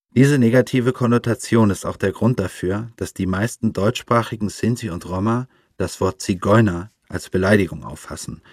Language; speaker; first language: German; native; German